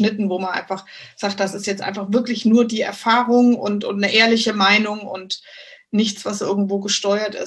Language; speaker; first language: German; native; German